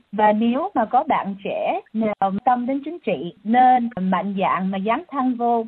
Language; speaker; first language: Vietnamese; early bilingual, heritage; Vietnamese